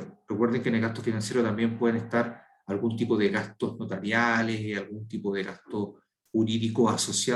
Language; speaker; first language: Spanish; native; Spanish